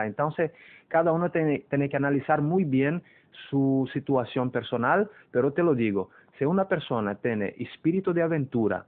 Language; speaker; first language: Spanish; non-native, fluent; Portuguese